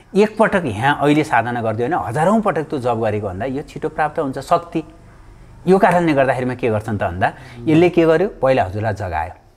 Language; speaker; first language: Nepali; native; Nepali